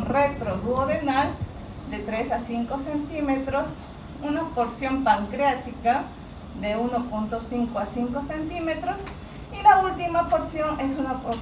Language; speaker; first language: Spanish; native; Spanish